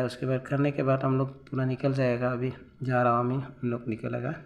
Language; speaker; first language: Hindi; non-native, local second language; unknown